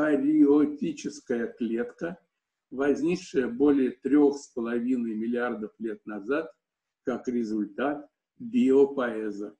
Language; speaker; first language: Russian; native; Russian